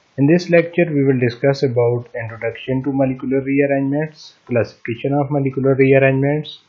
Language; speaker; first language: English; non-native, local second language; Hindi